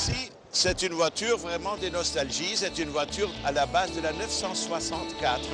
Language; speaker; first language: French; non-native, fluent; German